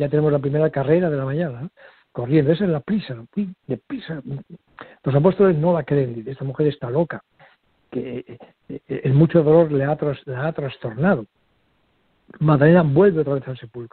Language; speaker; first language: Spanish; native; Spanish